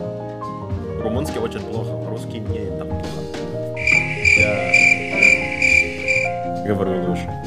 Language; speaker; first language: Russian; non-native, learner; Indonesian